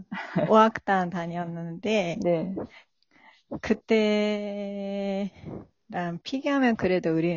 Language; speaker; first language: Korean; non-native, fluent; Japanese